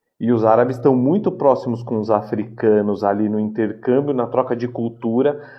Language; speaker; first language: Portuguese; native; Portuguese